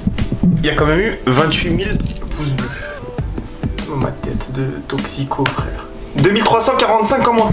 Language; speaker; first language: French; native; French